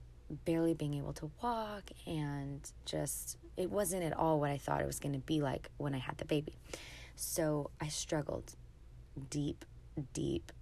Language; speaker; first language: English; native; English